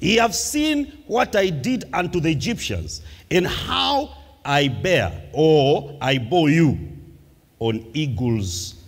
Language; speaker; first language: English; non-native, local second language; Swahili